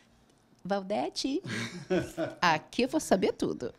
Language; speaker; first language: Portuguese; native; Portuguese